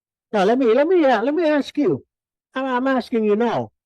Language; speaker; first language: English; non-native, local second language; Filipino